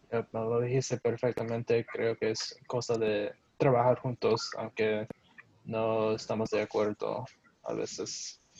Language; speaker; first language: Spanish; non-native, learner; English